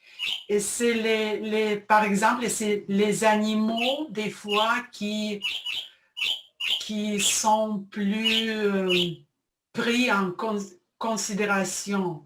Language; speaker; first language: French; non-native, fluent; Russian